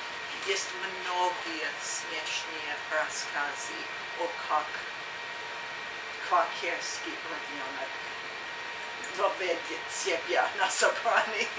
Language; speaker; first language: Russian; non-native, learner; English